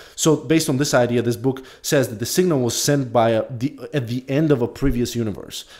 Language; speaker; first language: English; non-native, fluent; Polish